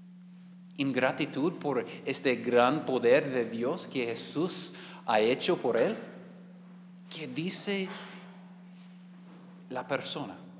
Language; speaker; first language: Spanish; non-native, learner; English